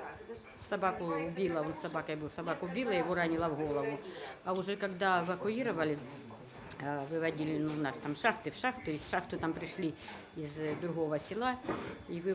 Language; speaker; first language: Russian; native; Russian